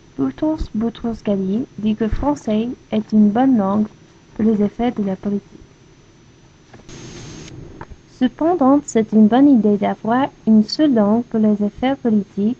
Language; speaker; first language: French; non-native, learner; English